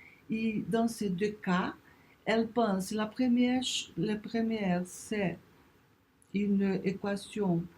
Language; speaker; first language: French; non-native, learner; Portuguese